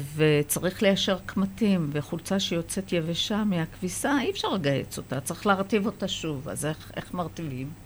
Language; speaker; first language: Hebrew; early bilingual, other home language; Persian